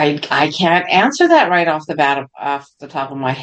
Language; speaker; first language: English; native; English